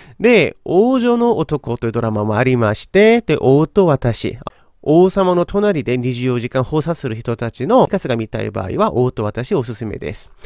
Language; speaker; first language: Japanese; non-native, fluent; Korean